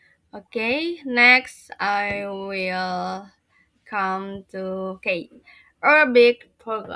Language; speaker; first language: English; non-native, learner; Indonesian